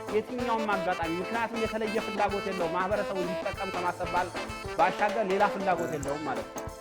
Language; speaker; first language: Amharic; non-native, local second language; Sebat Bet Gurage